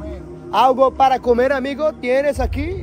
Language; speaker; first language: Spanish; non-native, learner; Portuguese